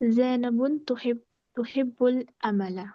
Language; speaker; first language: Arabic; non-native, learner; Urdu